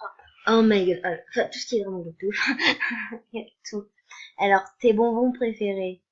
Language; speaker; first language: French; native; French